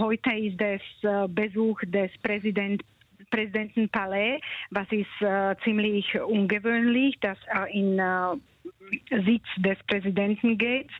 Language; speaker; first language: German; non-native, fluent; Slovak